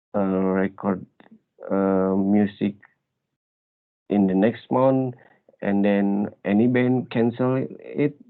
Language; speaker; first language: English; non-native, learner; Indonesian